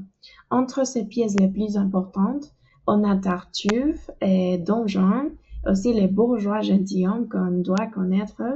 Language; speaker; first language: French; non-native, fluent; Spanish